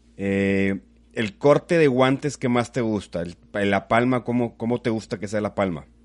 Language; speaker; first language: Spanish; native; Spanish